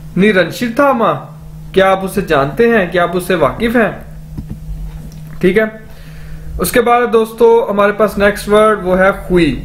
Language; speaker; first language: Urdu; non-native, local second language; Punjabi